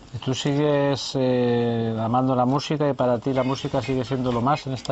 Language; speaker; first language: Spanish; native; Spanish